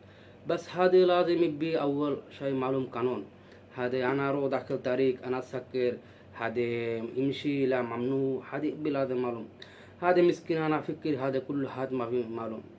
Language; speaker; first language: Arabic; non-native, learner; Bangla